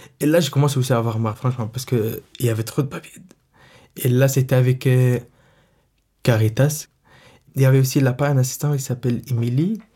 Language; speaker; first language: French; non-native, fluent; Arabic